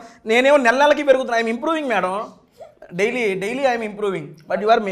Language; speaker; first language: Telugu; native; Telugu